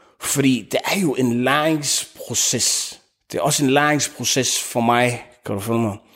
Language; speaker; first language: Danish; early bilingual, other home language; Tigrinya